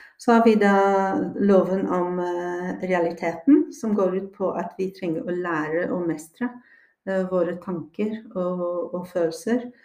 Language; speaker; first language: Norwegian; non-native, fluent; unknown